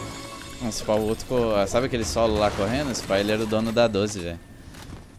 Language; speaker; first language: Portuguese; native; Portuguese